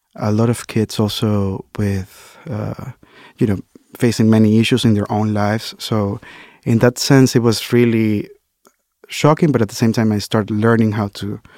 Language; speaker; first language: English; non-native, fluent; Spanish